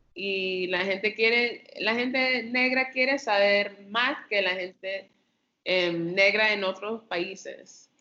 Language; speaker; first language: Spanish; early bilingual, heritage; Spanish